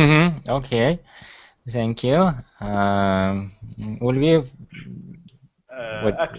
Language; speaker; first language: English; non-native, fluent; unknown